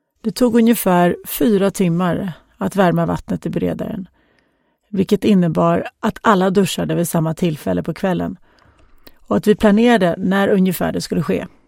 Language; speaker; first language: Swedish; non-native, fluent; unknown